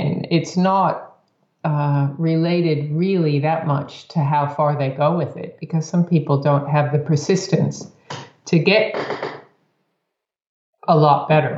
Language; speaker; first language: English; native; English